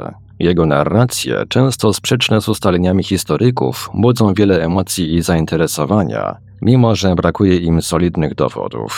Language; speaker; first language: Polish; native; Polish